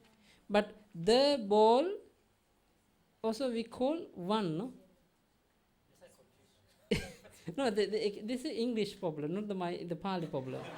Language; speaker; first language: English; non-native, learner; Sinhala